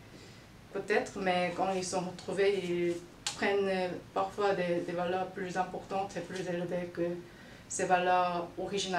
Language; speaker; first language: French; non-native, fluent; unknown